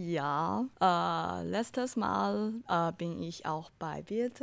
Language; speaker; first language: German; non-native, learner; Chinese